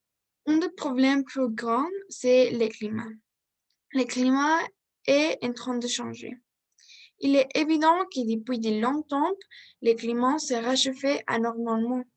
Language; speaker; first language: French; non-native, learner; Spanish